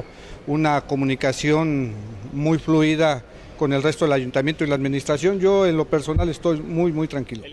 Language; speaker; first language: Spanish; native; Spanish